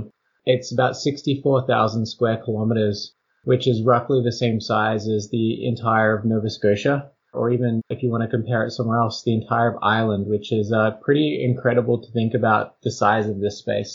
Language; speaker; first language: English; native; English